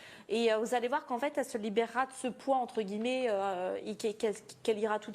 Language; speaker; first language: French; native; French